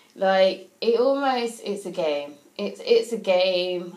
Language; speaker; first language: English; native; English